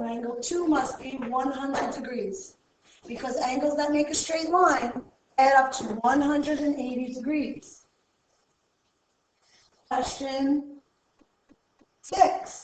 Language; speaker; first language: English; native; English